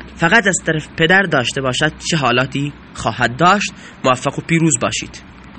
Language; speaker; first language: Persian; non-native, local second language; Baluchi